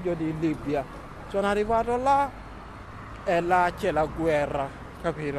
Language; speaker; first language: Italian; non-native, learner; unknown